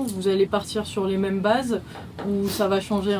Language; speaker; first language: French; native; French